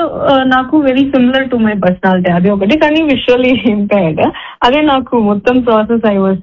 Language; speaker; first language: Telugu; non-native, fluent; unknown